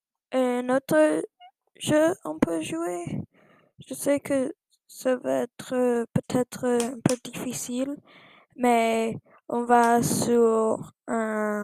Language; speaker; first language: French; non-native, learner; English